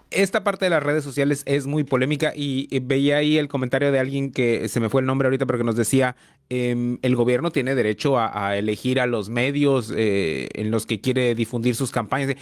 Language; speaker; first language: Spanish; native; Spanish